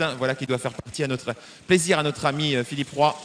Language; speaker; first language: French; native; French